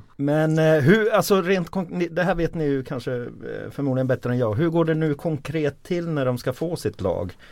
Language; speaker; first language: Swedish; early bilingual, other home language; Finnish